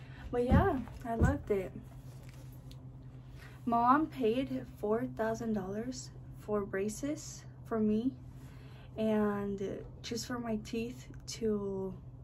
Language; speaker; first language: English; early bilingual, other home language; Spanish